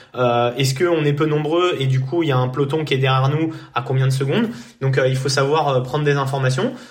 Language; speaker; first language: French; native; French